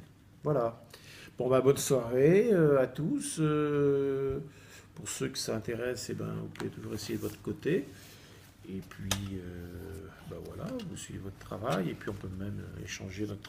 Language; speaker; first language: French; native; French